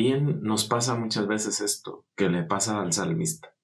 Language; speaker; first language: Spanish; native; Spanish